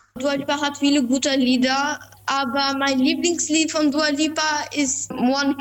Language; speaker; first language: German; non-native, fluent; Albanian